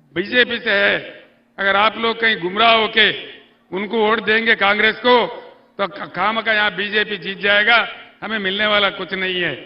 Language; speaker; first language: Hindi; non-native, local second language; Telugu